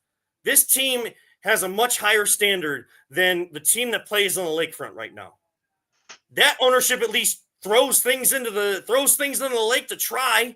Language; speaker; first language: English; native; English